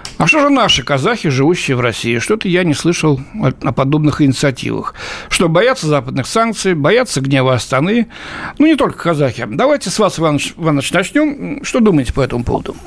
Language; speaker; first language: Russian; native; Russian